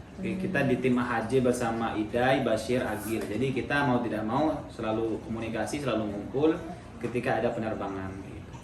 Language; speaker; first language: Indonesian; native; Indonesian